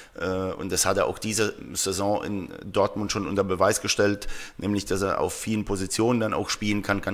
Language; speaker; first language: German; native; German